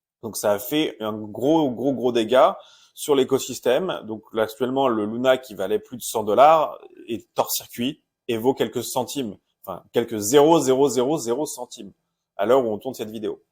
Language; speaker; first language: French; native; French